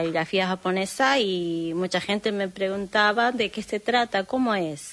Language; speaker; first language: Spanish; non-native, fluent; Japanese